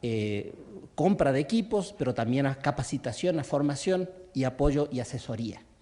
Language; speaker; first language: Spanish; native; Spanish